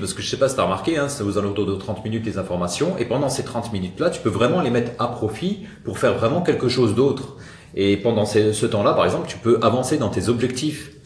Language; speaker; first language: French; native; French